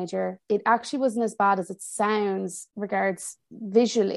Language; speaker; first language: English; native; English